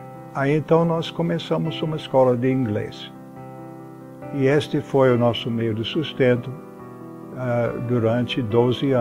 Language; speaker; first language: Portuguese; non-native, fluent; English